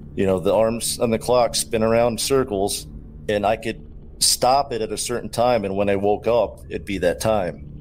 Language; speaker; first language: English; native; English